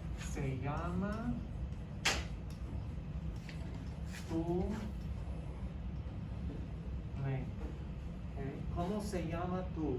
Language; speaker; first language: Spanish; non-native, fluent; English